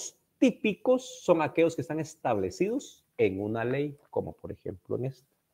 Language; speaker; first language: Spanish; native; Spanish